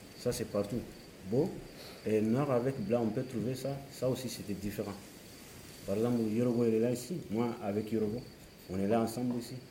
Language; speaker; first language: French; non-native, learner; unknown